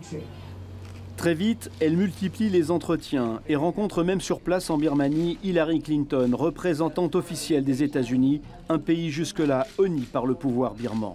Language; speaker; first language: French; native; French